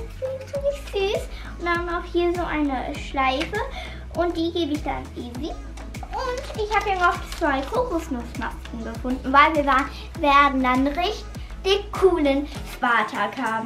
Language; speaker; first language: German; native; German